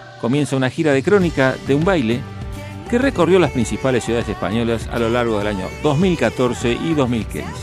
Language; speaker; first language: Spanish; native; Spanish